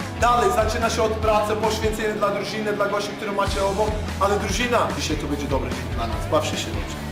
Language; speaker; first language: Polish; non-native, fluent; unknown